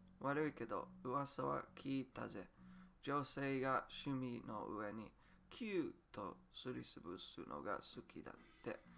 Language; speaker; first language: Japanese; non-native, learner; English